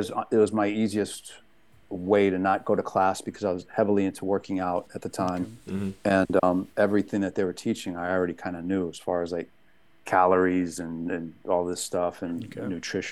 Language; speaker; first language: English; native; English